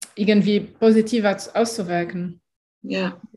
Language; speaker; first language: German; non-native, fluent; Arabic